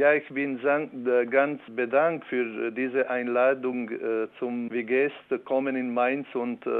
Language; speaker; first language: German; non-native, learner; Albanian